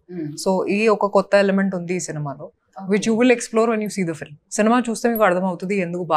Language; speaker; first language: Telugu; non-native, fluent; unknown